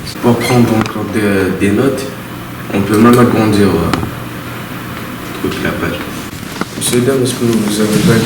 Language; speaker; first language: French; non-native, learner; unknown